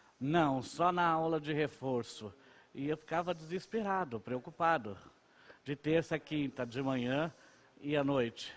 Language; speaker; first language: Portuguese; non-native, local second language; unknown